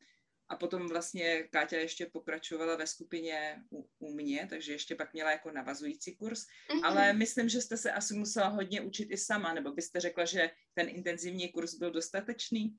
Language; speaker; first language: Czech; native; Czech